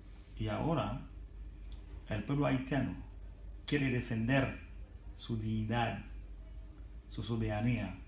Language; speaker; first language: Spanish; non-native, learner; Haitian Creole